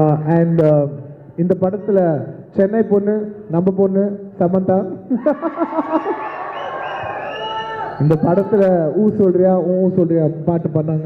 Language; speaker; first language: Tamil; non-native, local second language; Telugu